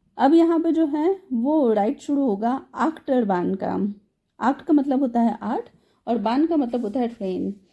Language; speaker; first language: Hindi; native; Hindi